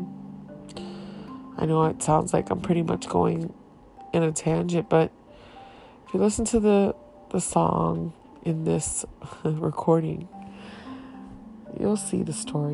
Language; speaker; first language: English; early bilingual, other home language; Haitian Creole